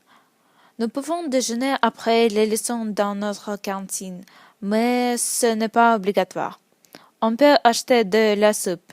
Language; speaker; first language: French; non-native, learner; Russian